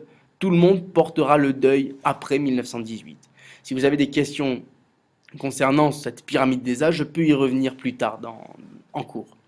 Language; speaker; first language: French; native; French